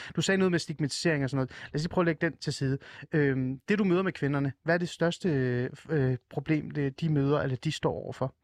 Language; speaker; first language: Danish; native; Danish